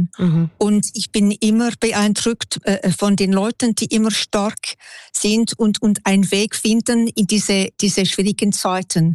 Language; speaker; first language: German; non-native, local second language; French